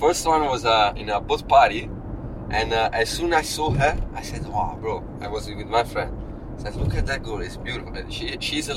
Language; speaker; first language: English; non-native, learner; Italian